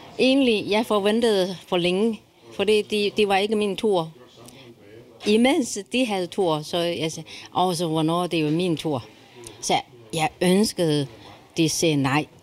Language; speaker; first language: Danish; non-native, learner; Chinese